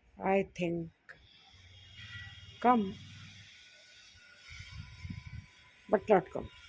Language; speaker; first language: English; non-native, learner; Hindi